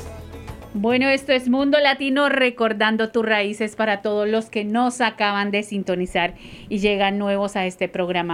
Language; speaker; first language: Spanish; native; Spanish